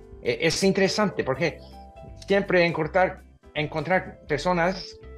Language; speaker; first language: Spanish; non-native, fluent; English